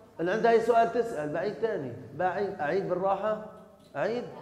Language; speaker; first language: Arabic; native; Arabic